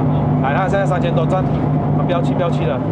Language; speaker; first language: Chinese; native; Chinese